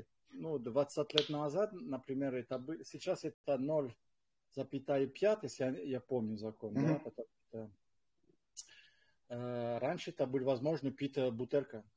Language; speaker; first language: Russian; non-native, fluent; French